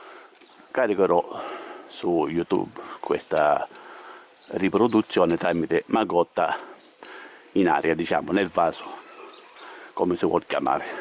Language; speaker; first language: Italian; native; Italian